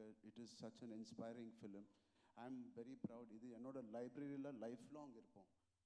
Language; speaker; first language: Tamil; non-native, local second language; Telugu